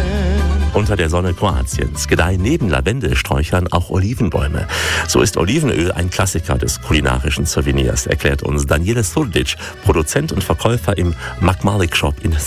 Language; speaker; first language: German; native; German